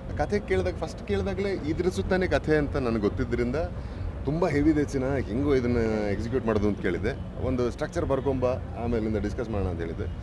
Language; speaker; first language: Kannada; native; Kannada